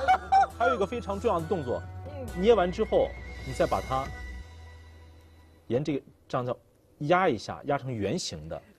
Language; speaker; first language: Chinese; native; Chinese